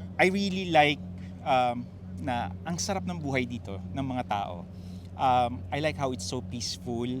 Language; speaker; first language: Filipino; native; Filipino